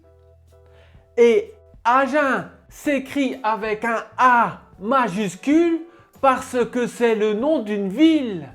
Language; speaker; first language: French; native; French